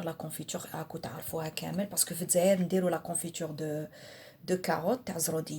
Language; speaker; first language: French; non-native, local second language; Arabic